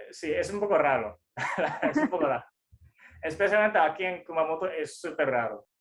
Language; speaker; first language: Spanish; non-native, fluent; Japanese